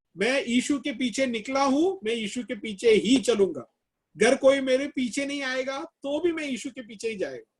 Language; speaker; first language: Hindi; non-native, local second language; Malayalam